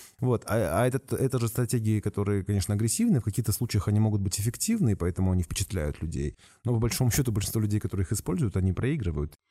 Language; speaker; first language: Russian; native; Russian